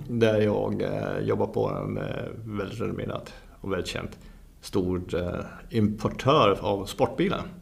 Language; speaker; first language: Swedish; non-native, fluent; German